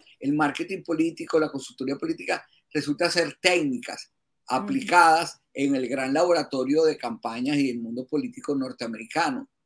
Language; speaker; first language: Spanish; native; Spanish